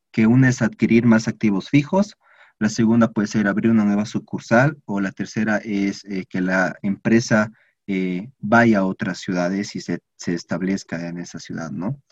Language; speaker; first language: Spanish; native; Spanish